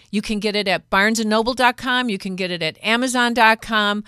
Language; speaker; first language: English; native; English